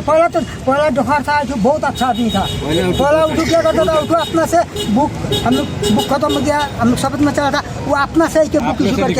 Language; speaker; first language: Hindi; non-native, local second language; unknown